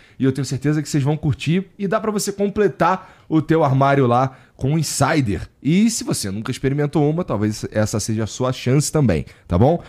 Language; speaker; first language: Portuguese; native; Portuguese